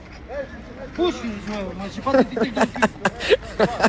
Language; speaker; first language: French; native; French